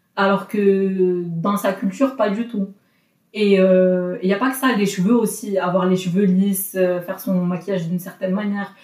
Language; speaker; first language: French; non-native, local second language; Arabic